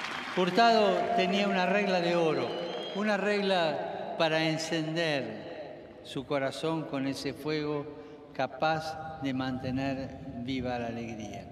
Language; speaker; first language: Spanish; native; Spanish